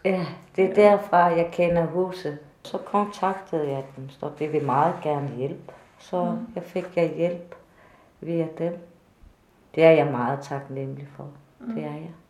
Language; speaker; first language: Danish; non-native, fluent; Kalaallisut